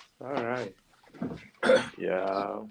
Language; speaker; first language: English; non-native, learner; Russian